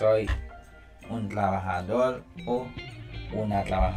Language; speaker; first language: Spanish; non-native, fluent; Haitian Creole